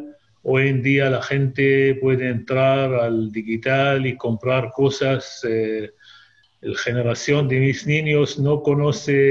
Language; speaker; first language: Spanish; non-native, fluent; Hebrew